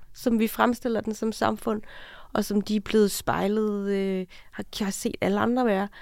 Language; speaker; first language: Danish; native; Danish